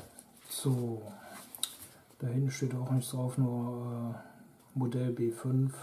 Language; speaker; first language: German; native; German